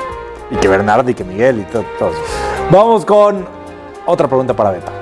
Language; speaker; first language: Spanish; native; Spanish